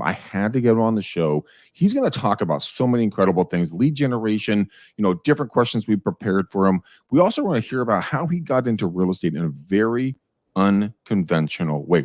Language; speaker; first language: English; native; English